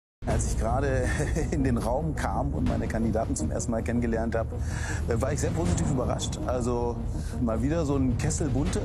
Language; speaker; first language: German; native; German